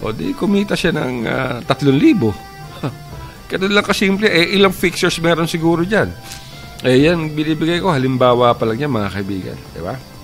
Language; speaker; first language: Filipino; non-native, local second language; Chavacano